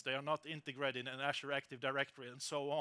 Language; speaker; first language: English; non-native, fluent; Norwegian